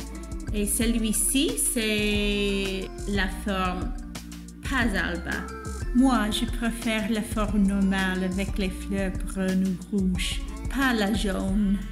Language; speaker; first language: French; non-native, fluent; English